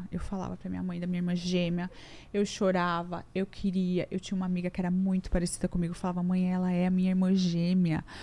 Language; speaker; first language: Portuguese; native; Portuguese